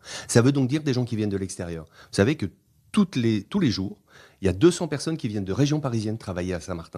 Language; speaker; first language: French; native; French